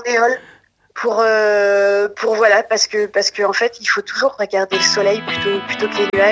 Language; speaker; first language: French; non-native, local second language; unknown